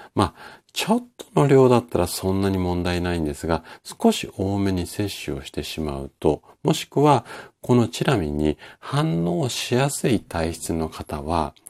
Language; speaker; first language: Japanese; native; Japanese